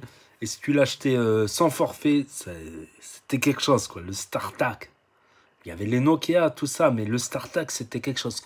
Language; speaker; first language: French; native; French